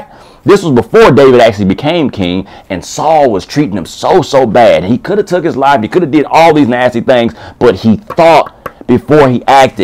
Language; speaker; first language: English; native; English